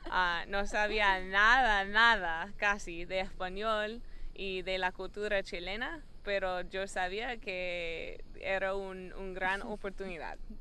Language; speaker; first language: Spanish; non-native, fluent; English